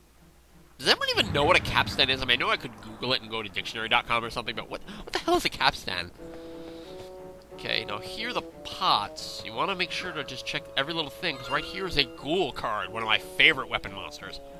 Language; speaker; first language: English; native; English